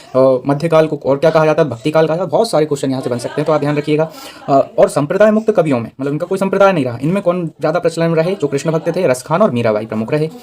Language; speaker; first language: Hindi; native; Hindi